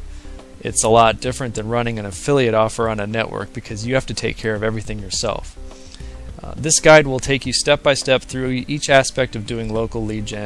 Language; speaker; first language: English; native; English